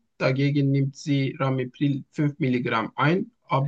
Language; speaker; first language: German; non-native, learner; Turkish